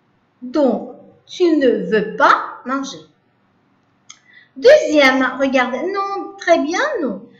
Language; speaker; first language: French; non-native, learner; Uzbek